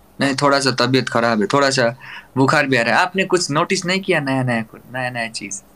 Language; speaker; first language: Hindi; non-native, learner; Nepali